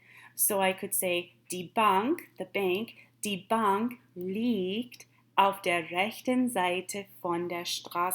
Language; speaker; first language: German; non-native, fluent; English